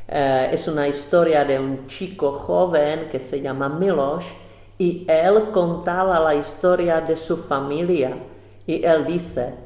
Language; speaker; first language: Spanish; non-native, fluent; Czech